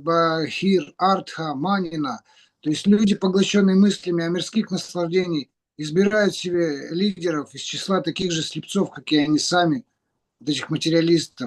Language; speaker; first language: Russian; native; Russian